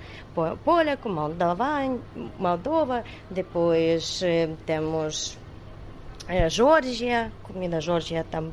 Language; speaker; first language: Portuguese; non-native, learner; Ukrainian